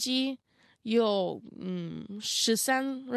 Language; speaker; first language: Chinese; non-native, learner; Russian